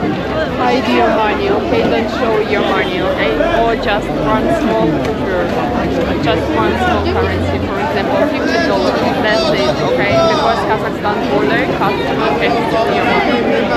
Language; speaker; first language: English; non-native, learner; Russian